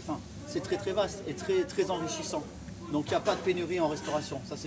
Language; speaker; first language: French; native; French